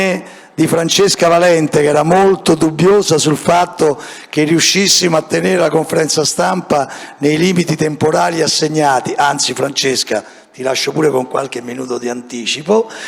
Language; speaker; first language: Italian; native; Italian